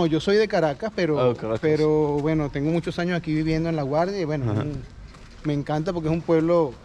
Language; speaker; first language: Spanish; native; Spanish